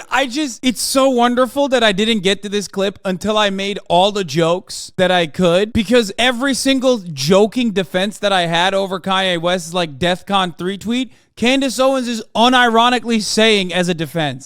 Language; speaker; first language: English; native; English